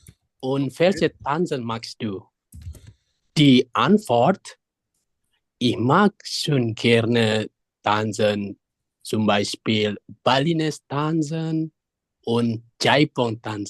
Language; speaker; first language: German; non-native, learner; Indonesian